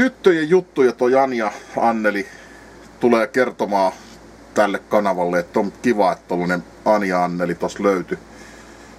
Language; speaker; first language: Finnish; native; Finnish